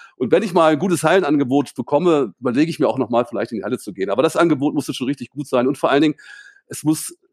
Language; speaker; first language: German; native; German